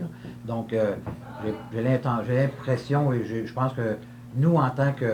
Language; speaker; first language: French; native; French